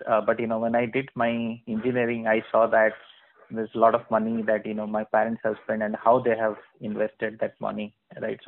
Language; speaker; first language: English; non-native, local second language; Odia